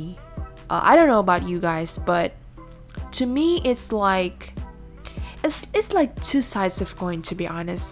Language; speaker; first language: English; non-native, fluent; Indonesian